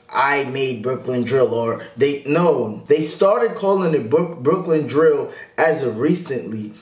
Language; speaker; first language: English; native; English